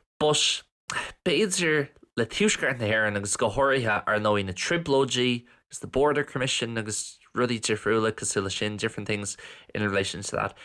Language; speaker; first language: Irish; non-native, local second language; English